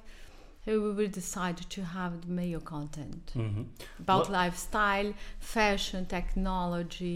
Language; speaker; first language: English; non-native, fluent; Portuguese